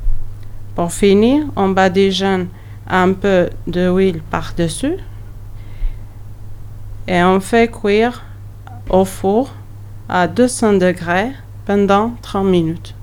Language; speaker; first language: French; non-native, learner; Albanian